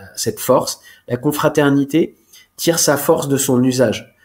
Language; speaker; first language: French; native; French